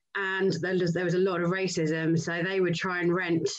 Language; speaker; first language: English; native; English